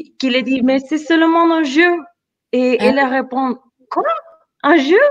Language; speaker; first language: French; non-native, fluent; Spanish